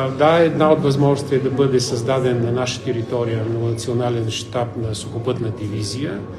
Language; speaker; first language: Bulgarian; native; Bulgarian